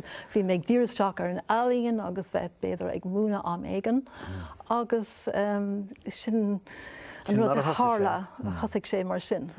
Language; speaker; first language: Irish; non-native, local second language; English